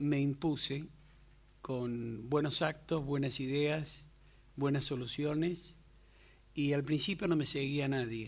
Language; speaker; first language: Spanish; native; Spanish